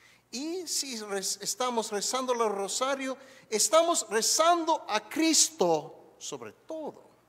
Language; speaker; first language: Spanish; non-native, learner; English